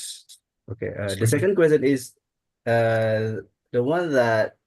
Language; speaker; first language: English; non-native, learner; Indonesian